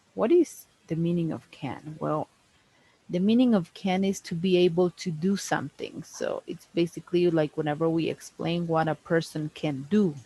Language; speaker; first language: English; non-native, fluent; Spanish